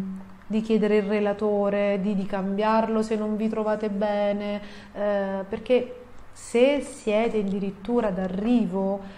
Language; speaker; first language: Italian; native; Italian